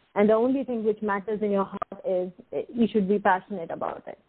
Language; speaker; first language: English; non-native, local second language; Hindi